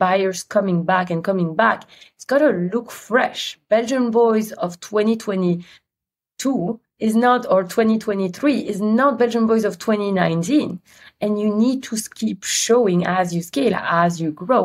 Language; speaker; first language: English; non-native, fluent; Dutch